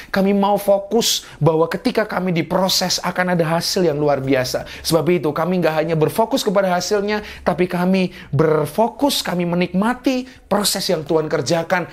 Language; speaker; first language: Indonesian; native; Indonesian